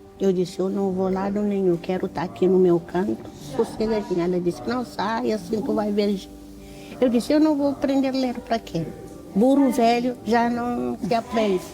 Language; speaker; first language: Portuguese; non-native, local second language; Kabuverdianu